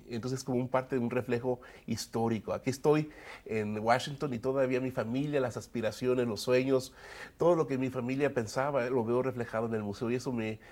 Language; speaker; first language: Spanish; early bilingual, other home language; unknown